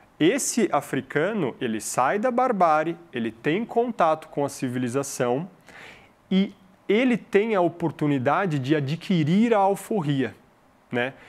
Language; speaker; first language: Portuguese; early bilingual, other home language; Arabic